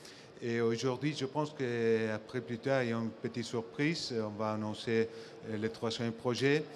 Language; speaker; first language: French; non-native, fluent; Spanish